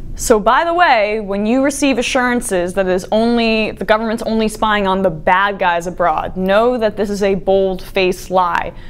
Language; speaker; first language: English; native; English